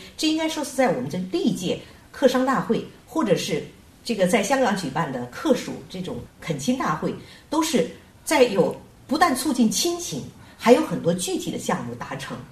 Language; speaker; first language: Chinese; native; Chinese